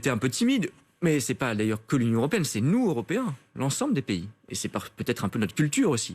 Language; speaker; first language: French; native; French